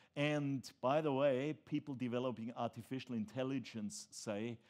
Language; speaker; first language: English; non-native, fluent; German